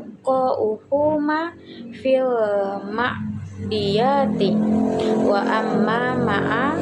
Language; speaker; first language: Arabic; non-native, learner; Indonesian